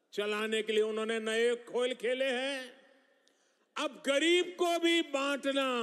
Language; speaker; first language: Hindi; non-native, local second language; Gujarati